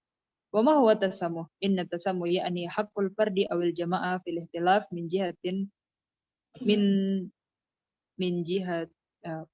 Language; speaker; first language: Arabic; non-native, fluent; Indonesian